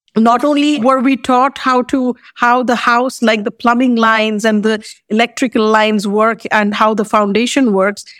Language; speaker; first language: English; non-native, local second language; Bangla